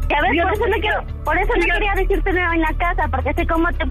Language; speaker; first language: Spanish; native; Spanish